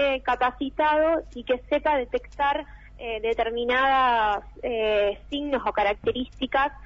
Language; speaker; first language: Spanish; native; Spanish